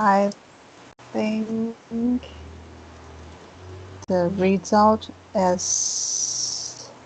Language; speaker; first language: English; non-native, learner; Chinese